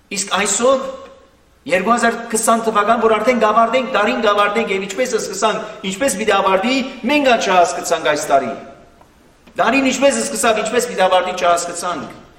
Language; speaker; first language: Armenian; native; Armenian